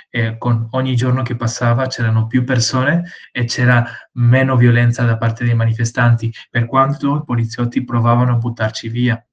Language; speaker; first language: Italian; non-native, fluent; Spanish